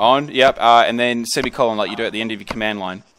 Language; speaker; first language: English; native; English